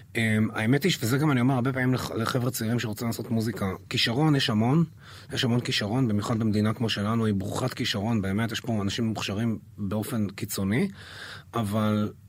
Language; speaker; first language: Hebrew; native; Hebrew